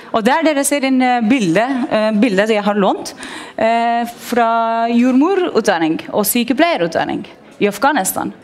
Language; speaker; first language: Norwegian; non-native, fluent; Persian